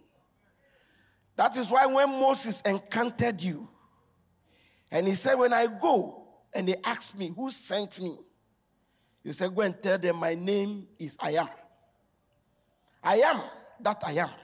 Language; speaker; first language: English; non-native, local second language; Akan